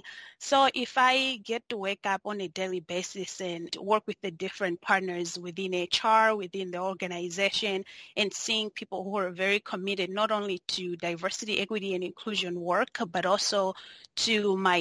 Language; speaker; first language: English; non-native, local second language; Nyanja